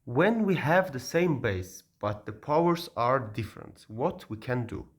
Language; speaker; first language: English; non-native, learner; Azerbaijani